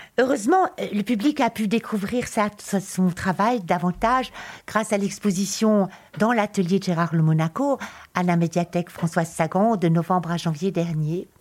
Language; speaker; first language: French; native; French